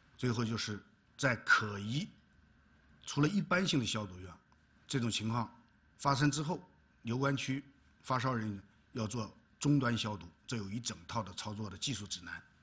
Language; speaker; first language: Chinese; native; Chinese